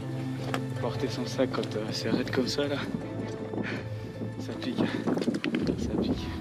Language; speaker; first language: French; non-native, learner; Spanish